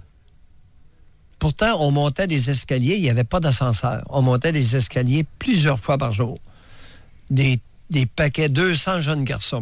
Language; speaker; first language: French; native; French